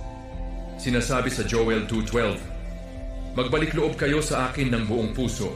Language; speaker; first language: Filipino; native; Filipino